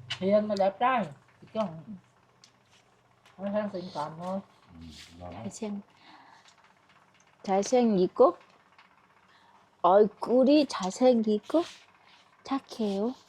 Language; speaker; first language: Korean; non-native, learner; Vietnamese